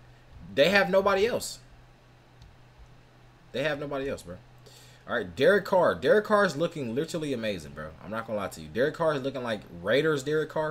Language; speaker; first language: English; native; English